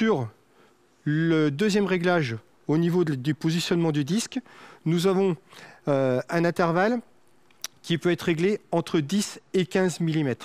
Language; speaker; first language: French; native; French